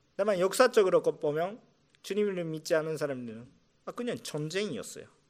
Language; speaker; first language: Korean; non-native, fluent; Japanese